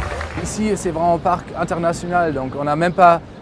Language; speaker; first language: French; non-native, fluent; German